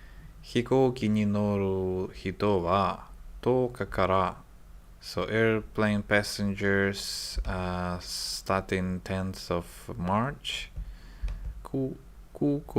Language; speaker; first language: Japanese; non-native, learner; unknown